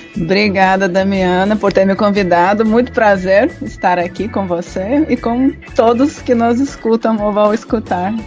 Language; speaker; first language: Portuguese; non-native, fluent; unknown